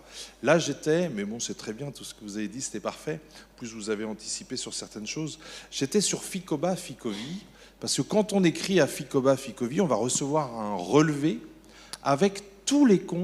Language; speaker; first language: French; native; French